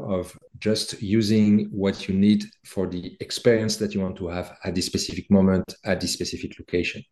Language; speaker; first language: English; non-native, fluent; French